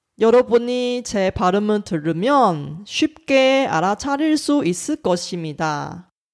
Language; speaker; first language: Korean; non-native, fluent; Chinese